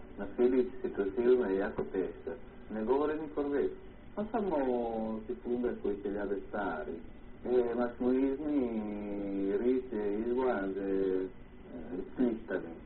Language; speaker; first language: Bosnian; early bilingual, heritage; Croatian